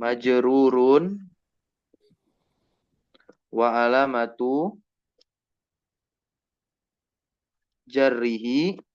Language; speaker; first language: Arabic; non-native, fluent; Indonesian